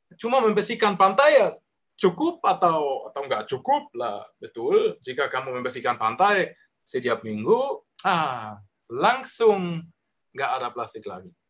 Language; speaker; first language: Indonesian; non-native, learner; German